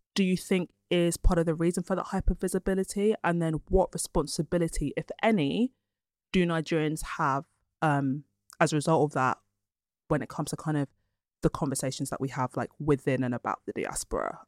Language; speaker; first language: English; early bilingual, other home language; Yoruba